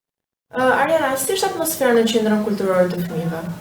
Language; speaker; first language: Albanian; native; Albanian